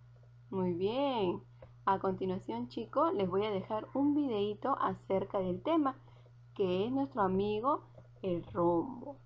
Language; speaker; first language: Spanish; native; Spanish